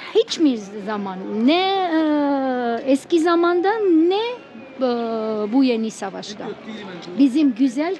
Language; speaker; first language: Turkish; non-native, fluent; Arabic